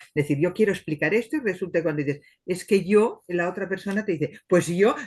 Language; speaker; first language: Spanish; native; Spanish